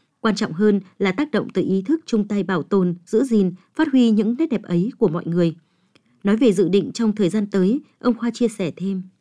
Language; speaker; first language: Vietnamese; native; Vietnamese